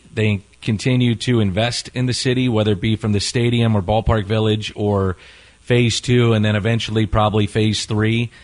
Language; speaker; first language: English; native; English